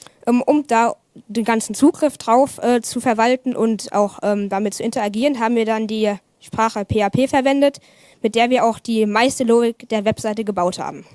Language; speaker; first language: German; native; German